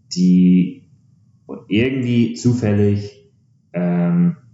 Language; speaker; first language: German; non-native, fluent; English